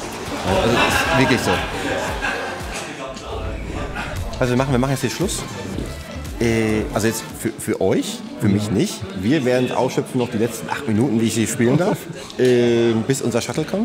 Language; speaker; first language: German; native; German